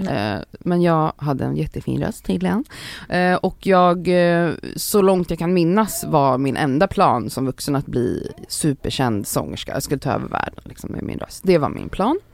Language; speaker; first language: Swedish; early bilingual, other home language; Polish